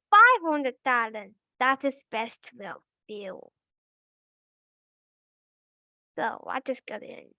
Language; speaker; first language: Dutch; early bilingual, other home language; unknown